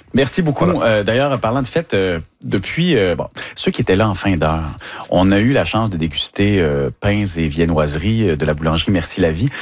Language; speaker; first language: French; native; French